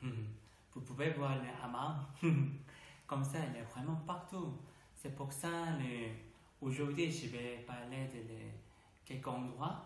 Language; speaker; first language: French; non-native, learner; Korean